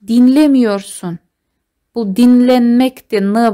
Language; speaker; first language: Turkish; non-native, fluent; Kazakh